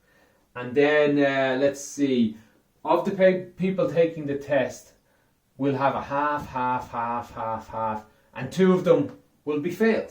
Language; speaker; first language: English; native; English